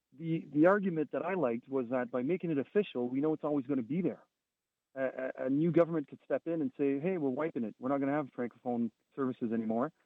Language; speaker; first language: English; non-native, local second language; French